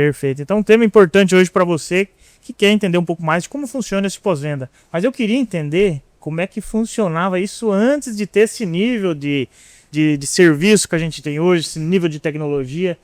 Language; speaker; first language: Portuguese; native; Portuguese